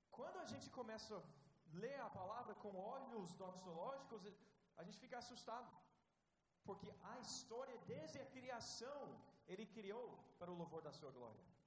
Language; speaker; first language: Portuguese; non-native, fluent; English